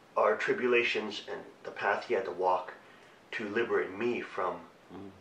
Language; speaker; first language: English; native; English